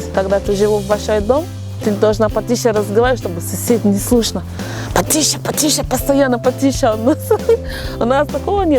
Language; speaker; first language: Russian; non-native, learner; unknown